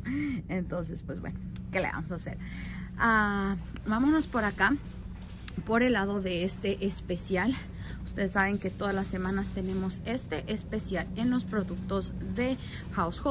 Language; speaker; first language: Spanish; native; Spanish